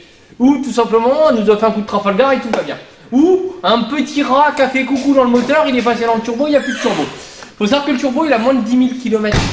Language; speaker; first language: French; native; French